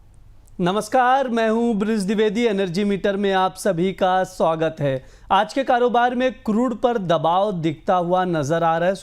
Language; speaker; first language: Hindi; native; Hindi